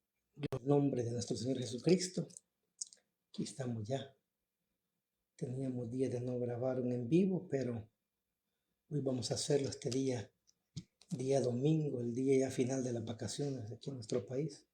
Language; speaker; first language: Spanish; native; Spanish